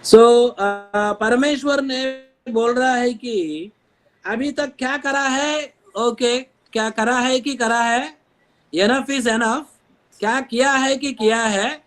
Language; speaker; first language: Hindi; non-native, local second language; Telugu